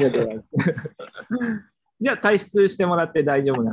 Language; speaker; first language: Japanese; native; Japanese